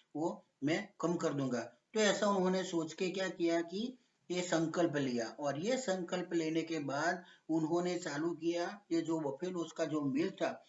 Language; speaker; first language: Hindi; non-native, local second language; Gujarati